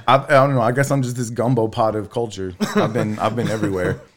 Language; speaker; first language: English; native; English